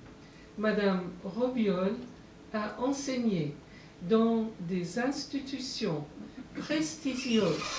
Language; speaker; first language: French; non-native, fluent; Persian